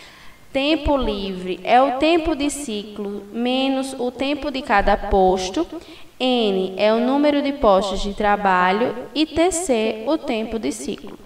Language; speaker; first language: Portuguese; native; Portuguese